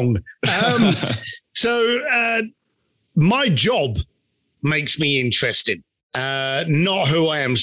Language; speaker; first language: English; native; English